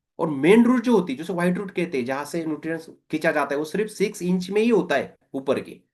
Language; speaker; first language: Hindi; non-native, local second language; Marathi